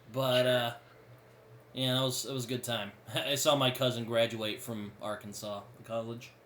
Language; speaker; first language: English; native; English